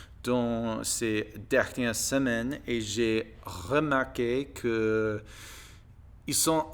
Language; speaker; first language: French; non-native, learner; English